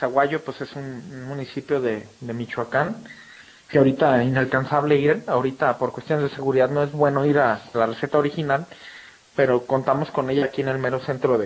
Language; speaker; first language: Spanish; native; Spanish